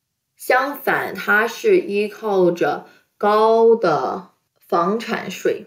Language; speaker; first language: Chinese; early bilingual, heritage; Chinese